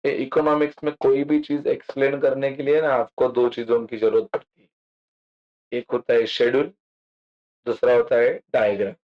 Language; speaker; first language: Hindi; non-native, local second language; Marathi